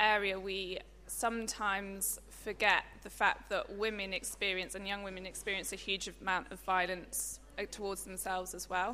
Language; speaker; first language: English; native; English